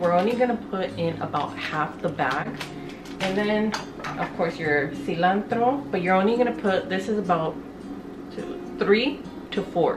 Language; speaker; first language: English; early bilingual, other home language; Spanish